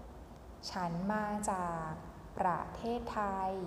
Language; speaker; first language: Thai; non-native, fluent; Chinese